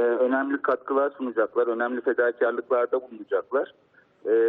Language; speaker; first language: Turkish; native; Turkish